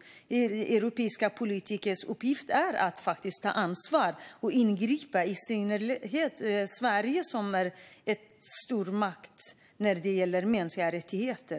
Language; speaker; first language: Swedish; non-native, fluent; Kurdish